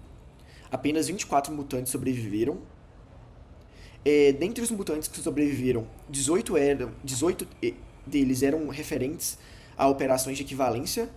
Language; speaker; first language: Portuguese; native; Portuguese